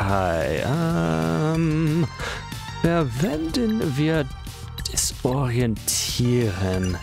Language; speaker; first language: German; non-native, fluent; English